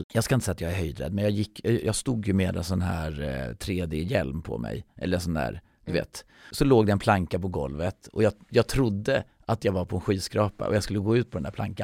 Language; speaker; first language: Swedish; native; Swedish